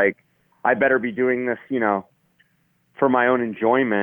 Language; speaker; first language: English; native; English